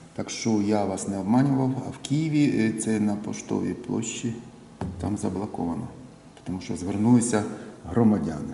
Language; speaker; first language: Ukrainian; native; Ukrainian